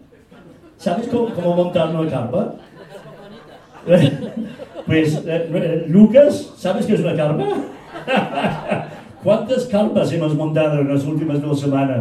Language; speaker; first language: Spanish; non-native, fluent; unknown